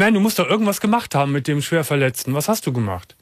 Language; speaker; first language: German; native; German